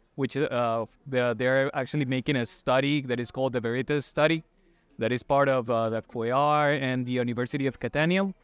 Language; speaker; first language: English; non-native, fluent; Spanish